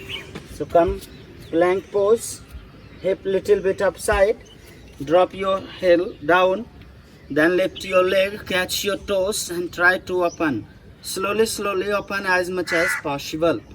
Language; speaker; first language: English; non-native, local second language; Hindi